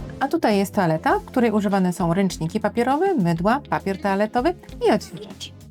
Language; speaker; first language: Polish; native; Polish